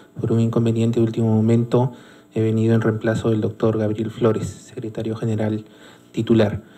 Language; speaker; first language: Spanish; native; Spanish